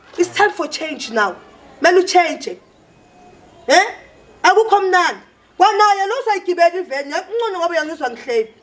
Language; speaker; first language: Zulu; native; Zulu